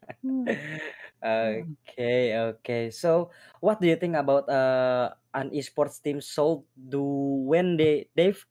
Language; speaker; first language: English; non-native, learner; Indonesian